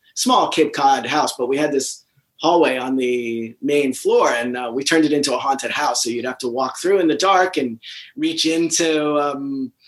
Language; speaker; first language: English; native; English